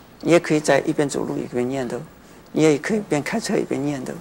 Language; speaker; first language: Chinese; native; Chinese